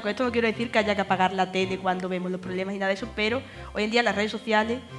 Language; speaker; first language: Spanish; native; Spanish